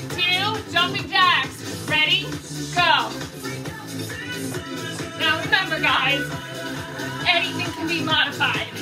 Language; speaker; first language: English; native; English